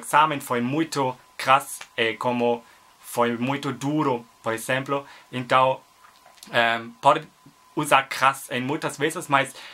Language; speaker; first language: Portuguese; non-native, learner; German